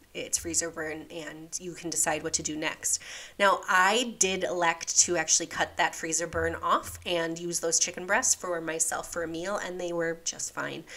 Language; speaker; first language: English; native; English